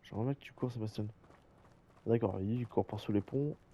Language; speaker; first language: French; native; French